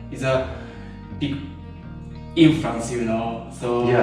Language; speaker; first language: English; non-native, learner; Japanese